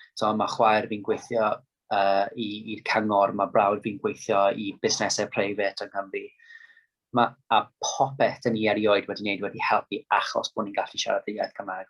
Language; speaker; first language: Welsh; non-native, local second language; English